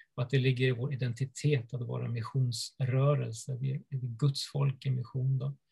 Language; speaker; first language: Swedish; native; Swedish